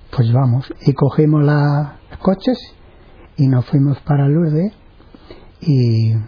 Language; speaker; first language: Spanish; native; Spanish